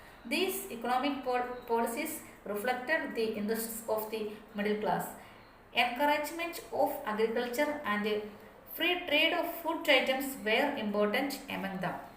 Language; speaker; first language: English; non-native, local second language; Malayalam